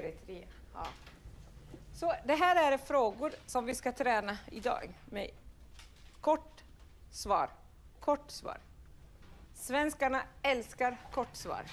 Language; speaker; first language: Swedish; non-native, fluent; Arabic